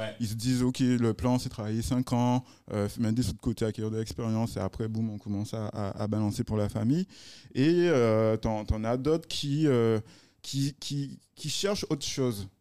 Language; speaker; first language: French; native; French